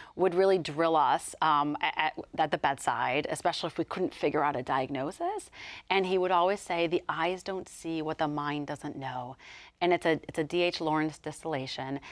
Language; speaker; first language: English; native; English